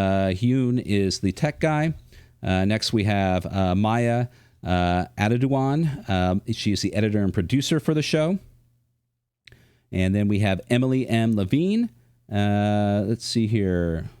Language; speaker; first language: English; native; English